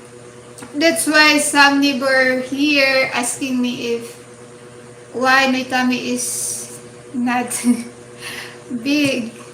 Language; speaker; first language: English; non-native, local second language; Filipino